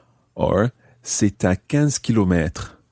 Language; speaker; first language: French; non-native, fluent; English